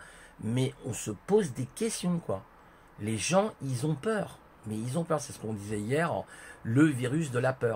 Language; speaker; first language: French; native; French